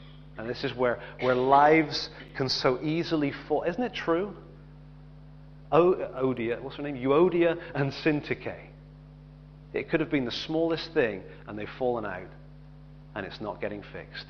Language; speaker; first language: English; native; English